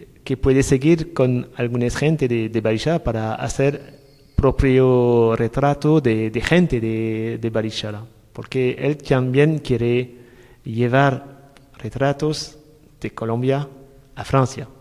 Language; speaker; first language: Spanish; non-native, learner; French